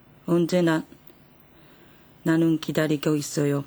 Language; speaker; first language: Korean; non-native, fluent; Japanese